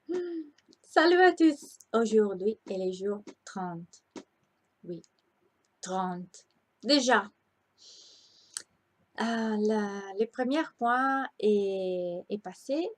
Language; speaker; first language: French; non-native, learner; Italian